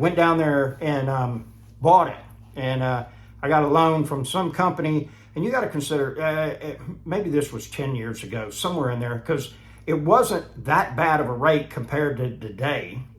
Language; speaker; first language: English; native; English